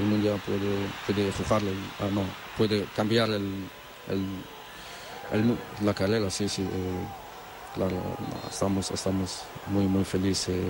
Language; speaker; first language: Spanish; non-native, learner; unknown